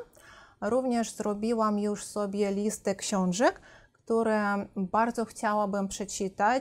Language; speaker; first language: Polish; non-native, fluent; Russian